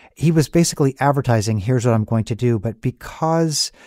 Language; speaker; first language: English; native; English